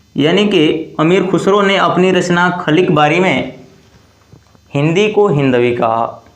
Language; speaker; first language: Hindi; native; Hindi